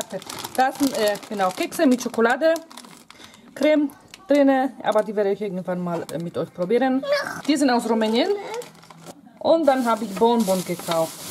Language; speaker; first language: German; non-native, fluent; Polish